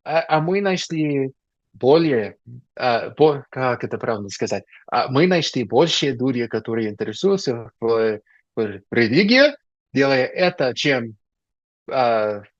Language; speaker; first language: Russian; non-native, learner; English